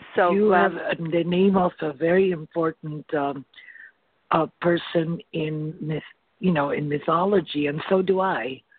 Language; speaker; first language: English; non-native, fluent; Spanish